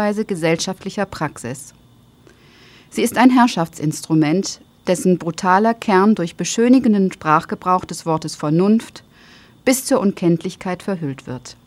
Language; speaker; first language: German; native; German